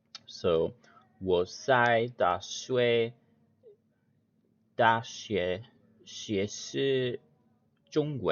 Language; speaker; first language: Chinese; non-native, learner; English